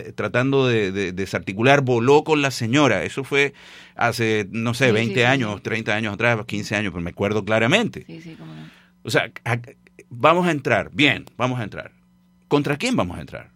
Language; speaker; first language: Spanish; native; Spanish